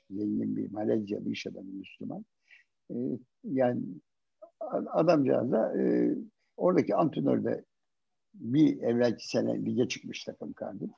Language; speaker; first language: Turkish; native; Turkish